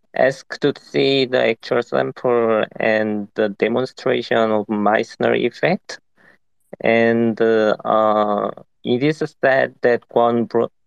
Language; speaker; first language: English; non-native, fluent; Korean